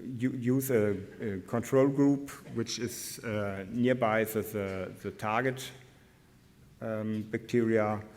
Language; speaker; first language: English; non-native, fluent; German